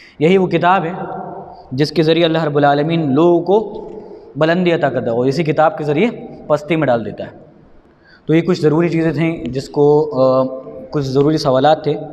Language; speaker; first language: Urdu; native; Urdu